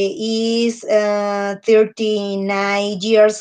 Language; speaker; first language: English; non-native, learner; Spanish